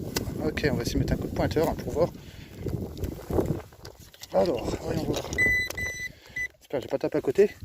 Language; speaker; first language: French; native; French